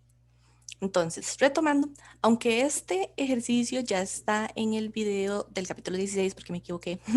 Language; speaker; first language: Spanish; native; Spanish